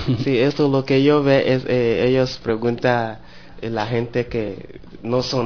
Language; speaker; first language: Spanish; non-native, learner; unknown